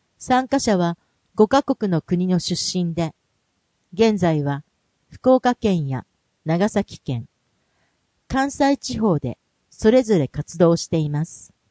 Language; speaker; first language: Japanese; non-native, fluent; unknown